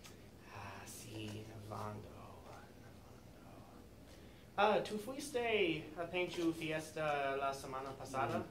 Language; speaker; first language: Spanish; non-native, learner; English